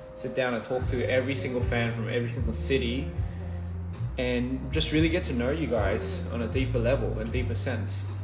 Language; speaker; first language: English; early bilingual, other home language; Korean